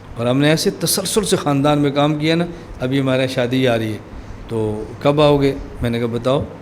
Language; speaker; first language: Urdu; non-native, local second language; Punjabi